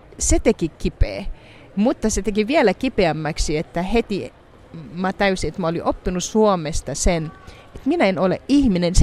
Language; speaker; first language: Finnish; non-native, fluent; Arabic